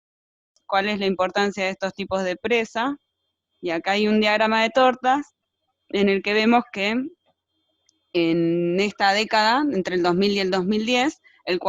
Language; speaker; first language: Spanish; native; Spanish